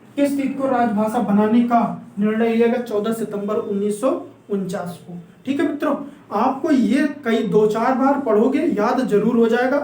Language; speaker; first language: Hindi; native; Hindi